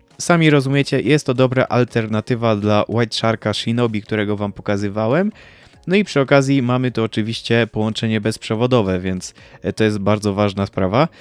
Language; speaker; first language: Polish; native; Polish